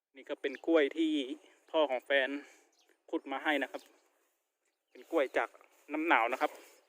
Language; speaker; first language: Thai; native; Thai